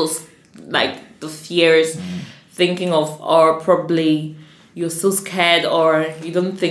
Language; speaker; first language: English; native; English